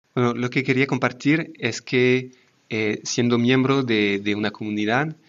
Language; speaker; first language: Spanish; non-native, fluent; French